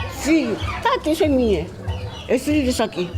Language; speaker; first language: Portuguese; non-native, learner; Kabuverdianu